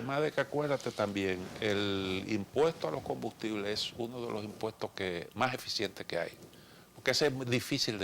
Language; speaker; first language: Spanish; native; Spanish